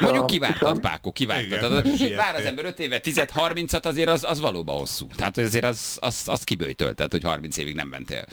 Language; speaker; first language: Hungarian; native; Hungarian